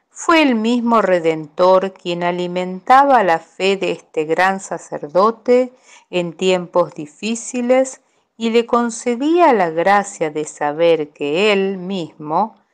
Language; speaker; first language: Spanish; native; Spanish